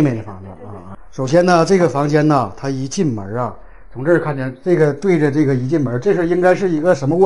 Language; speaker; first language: Chinese; native; Chinese